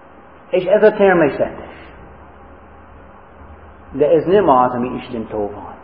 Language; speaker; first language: Hungarian; non-native, fluent; English